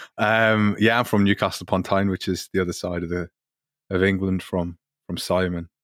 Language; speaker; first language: English; native; English